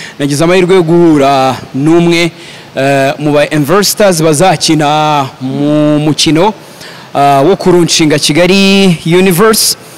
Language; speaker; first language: Kinyarwanda; native; Kinyarwanda